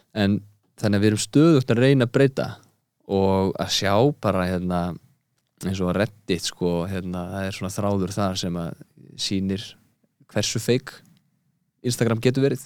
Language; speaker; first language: Icelandic; early bilingual, heritage; Icelandic